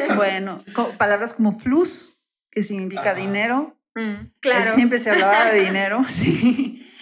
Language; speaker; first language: Spanish; native; Spanish